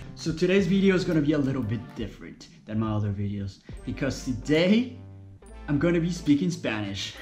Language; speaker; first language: English; early bilingual, other home language; Spanish